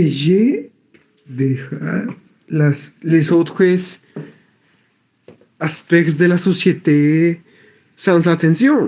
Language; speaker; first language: French; non-native, learner; Spanish